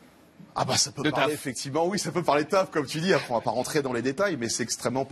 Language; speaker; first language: French; native; French